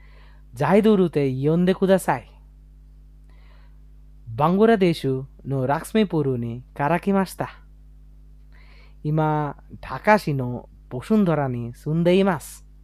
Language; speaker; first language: Japanese; non-native, learner; Bangla